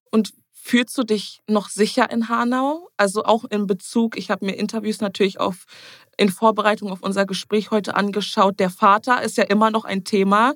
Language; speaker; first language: German; early bilingual, other home language; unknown